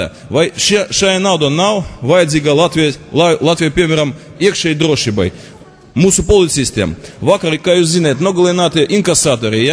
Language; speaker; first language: Latvian; non-native, local second language; Russian